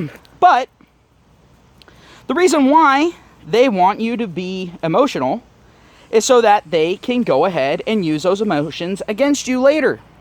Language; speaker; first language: English; native; English